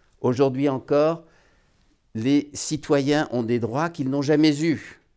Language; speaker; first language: French; native; French